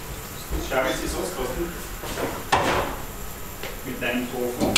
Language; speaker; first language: German; native; German